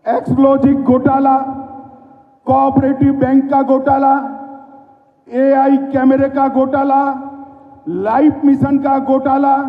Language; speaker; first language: Hindi; non-native, local second language; Gujarati